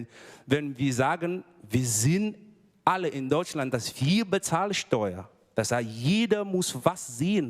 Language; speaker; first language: German; non-native, fluent; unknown